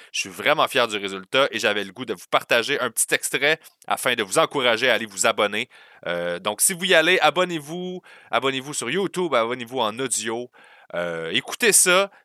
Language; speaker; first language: French; native; French